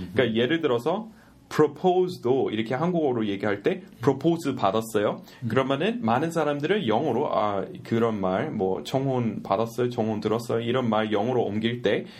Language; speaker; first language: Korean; non-native, fluent; English